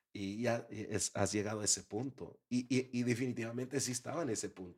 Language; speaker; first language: Spanish; early bilingual, heritage; Spanish